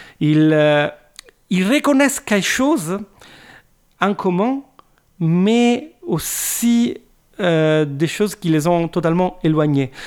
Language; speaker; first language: French; non-native, fluent; Italian